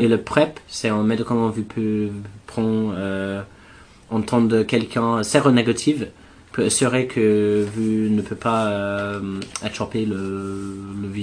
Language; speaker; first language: French; non-native, learner; English